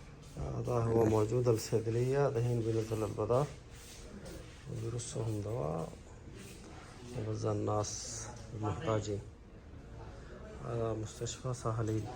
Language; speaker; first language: Arabic; non-native, fluent; Urdu